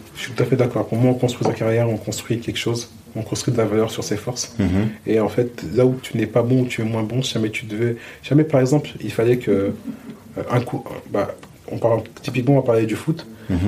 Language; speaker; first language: French; native; French